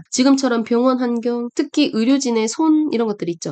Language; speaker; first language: Korean; native; Korean